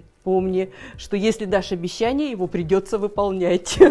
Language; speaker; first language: Russian; native; Russian